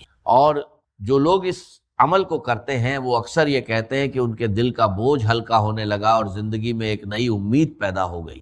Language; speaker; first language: Urdu; native; Urdu